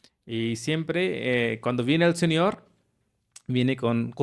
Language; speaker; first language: Spanish; non-native, learner; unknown